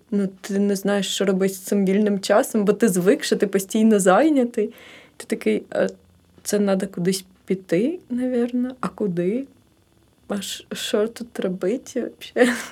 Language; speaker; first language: Ukrainian; native; Ukrainian